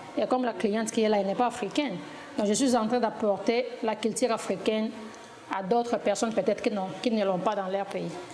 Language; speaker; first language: French; non-native, local second language; Lingala